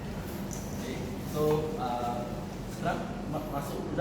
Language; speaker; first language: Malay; non-native, local second language; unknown